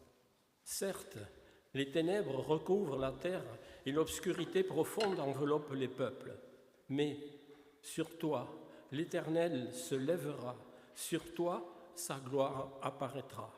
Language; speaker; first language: French; native; French